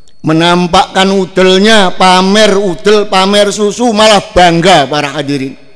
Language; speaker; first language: Indonesian; non-native, local second language; Javanese